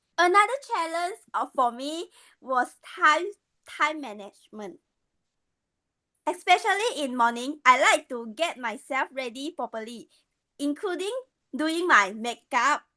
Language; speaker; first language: English; non-native, learner; Malay